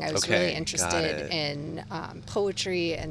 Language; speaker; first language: English; native; English